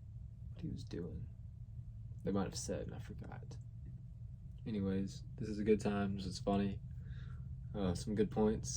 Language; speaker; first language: English; native; English